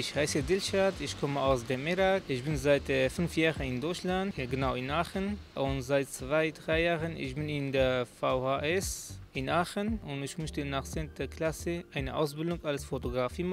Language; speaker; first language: German; non-native, learner; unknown